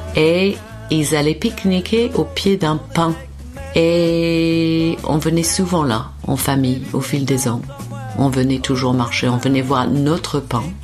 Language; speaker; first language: French; non-native, fluent; English